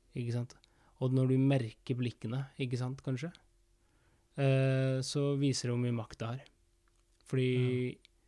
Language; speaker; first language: Norwegian; early bilingual, other home language; Spanish